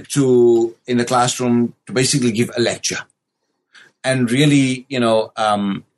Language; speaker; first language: English; native; English